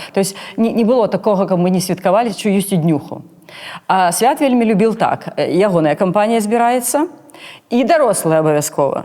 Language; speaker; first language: Belarusian; non-native, local second language; Russian